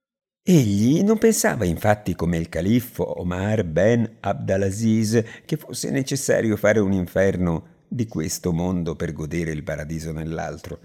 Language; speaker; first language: Italian; native; Italian